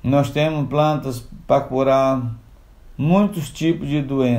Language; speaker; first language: Portuguese; non-native, local second language; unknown